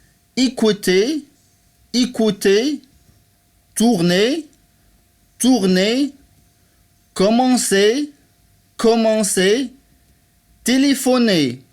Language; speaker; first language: French; non-native, fluent; Arabic